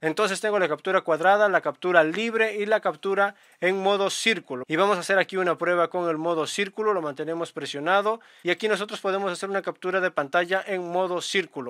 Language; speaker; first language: Spanish; native; Spanish